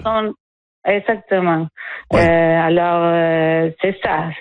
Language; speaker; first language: French; non-native, fluent; Spanish